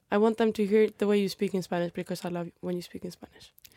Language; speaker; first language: English; non-native, fluent; Swedish